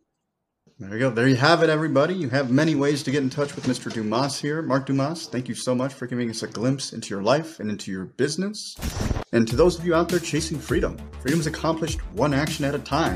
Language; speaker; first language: English; native; English